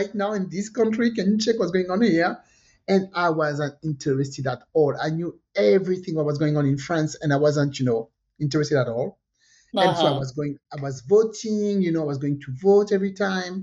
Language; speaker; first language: English; non-native, fluent; French